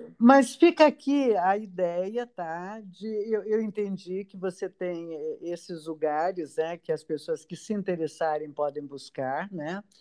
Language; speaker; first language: Portuguese; native; Portuguese